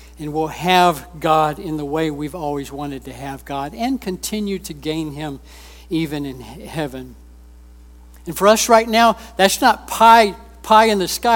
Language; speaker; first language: English; native; English